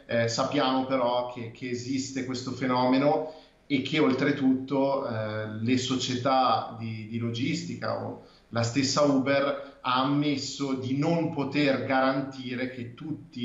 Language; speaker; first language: Italian; native; Italian